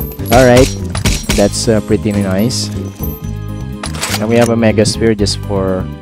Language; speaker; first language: English; non-native, local second language; Filipino